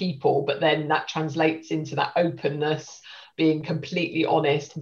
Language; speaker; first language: English; native; English